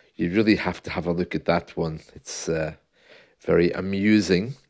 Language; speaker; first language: English; native; English